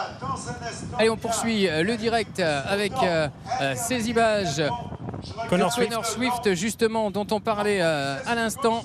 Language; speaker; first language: French; native; French